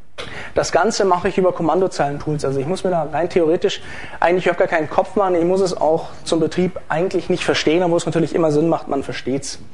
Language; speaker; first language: German; native; German